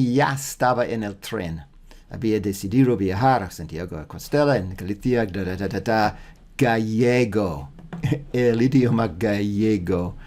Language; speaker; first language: Spanish; non-native, learner; English